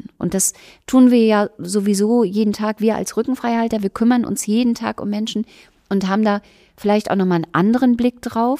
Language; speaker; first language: German; native; German